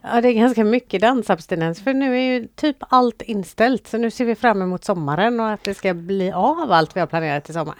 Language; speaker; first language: Swedish; native; Swedish